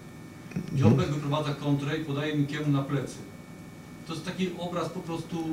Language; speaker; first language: Polish; native; Polish